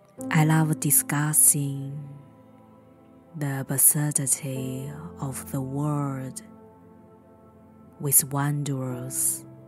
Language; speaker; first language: English; non-native, fluent; Chinese